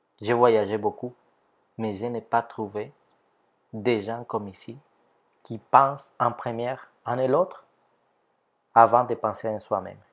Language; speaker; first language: French; non-native, fluent; Spanish